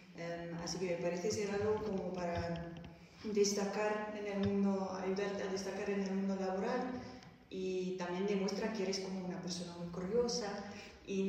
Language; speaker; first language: Spanish; non-native, fluent; Dutch